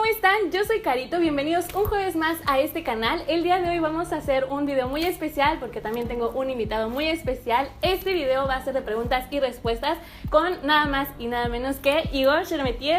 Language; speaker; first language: Spanish; native; Spanish